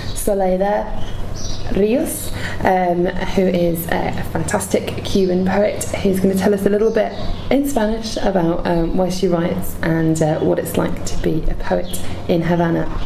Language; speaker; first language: English; native; English